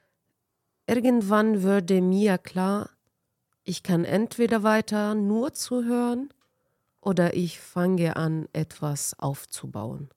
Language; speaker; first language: German; non-native, fluent; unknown